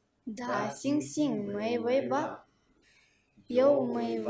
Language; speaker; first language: Chinese; non-native, learner; Kyrgyz